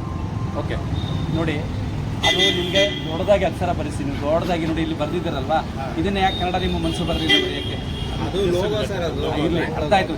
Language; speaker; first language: Kannada; native; Kannada